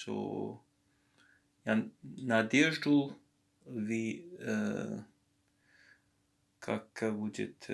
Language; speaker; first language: Russian; non-native, learner; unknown